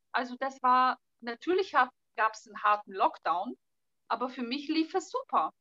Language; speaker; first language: German; non-native, fluent; Bulgarian